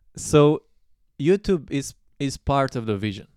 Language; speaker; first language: English; non-native, fluent; Romanian